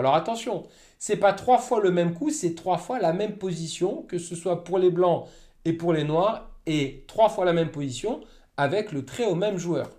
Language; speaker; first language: French; native; French